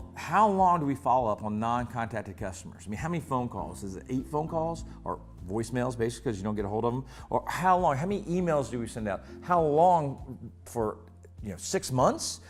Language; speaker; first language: English; native; English